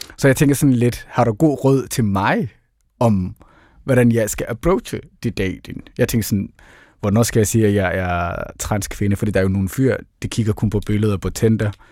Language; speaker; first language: Danish; early bilingual, other home language; Somali